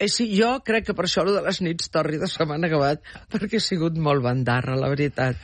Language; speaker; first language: Catalan; native; Catalan